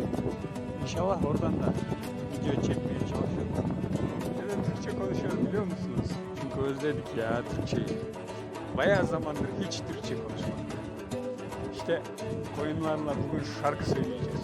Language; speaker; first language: Turkish; non-native, fluent; Kyrgyz